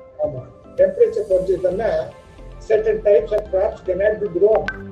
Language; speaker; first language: English; non-native, local second language; Tamil